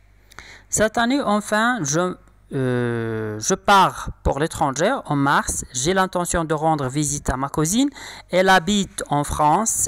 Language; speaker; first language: French; non-native, local second language; Arabic